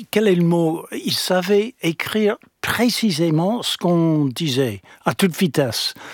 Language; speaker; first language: French; non-native, fluent; English